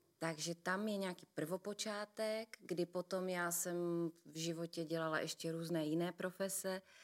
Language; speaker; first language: Czech; native; Czech